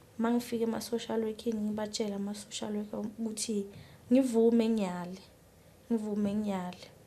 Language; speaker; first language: Zulu; native; Zulu